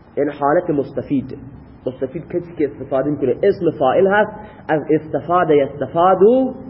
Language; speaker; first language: Persian; non-native, local second language; Baluchi